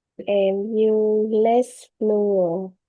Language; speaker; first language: English; non-native, learner; Vietnamese